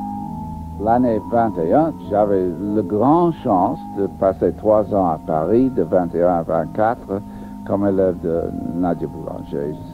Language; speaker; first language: French; non-native, fluent; English